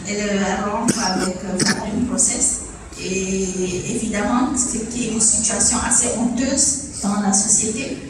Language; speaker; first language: French; non-native, local second language; Fula